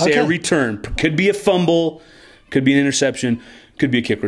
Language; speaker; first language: English; native; English